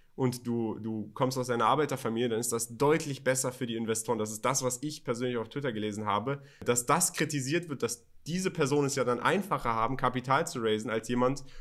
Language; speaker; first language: German; native; German